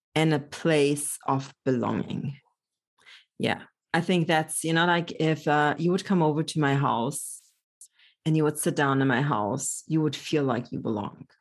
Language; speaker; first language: English; early bilingual, other home language; Polish